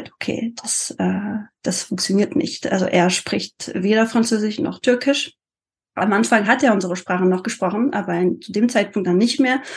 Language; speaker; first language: German; non-native, fluent; French